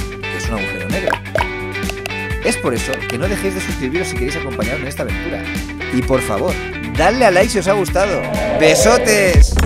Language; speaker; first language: Spanish; native; Spanish